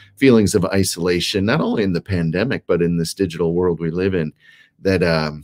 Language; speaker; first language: English; native; English